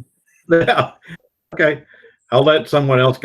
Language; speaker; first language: English; native; English